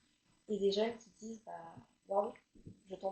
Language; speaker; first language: French; native; French